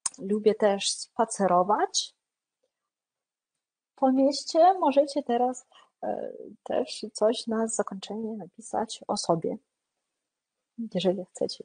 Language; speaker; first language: Polish; non-native, fluent; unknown